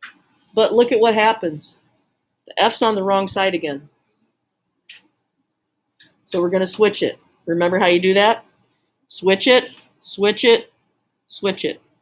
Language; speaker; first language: English; native; English